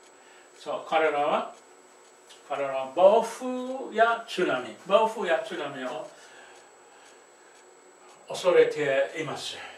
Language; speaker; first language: Japanese; non-native, fluent; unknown